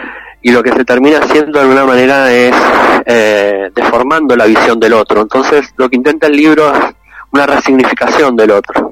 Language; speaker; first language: Spanish; native; Spanish